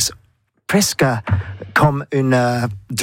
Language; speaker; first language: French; non-native, learner; English